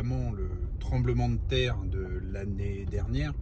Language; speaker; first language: French; native; French